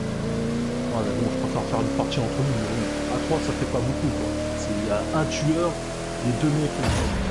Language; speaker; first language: French; native; French